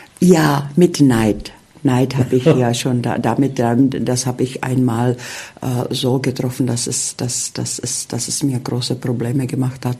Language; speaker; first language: German; non-native, fluent; Czech